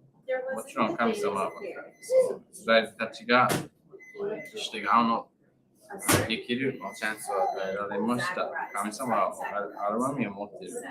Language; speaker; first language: Japanese; non-native, learner; English